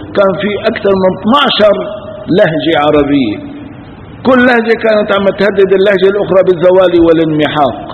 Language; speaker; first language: Arabic; early bilingual, other home language; Kurdish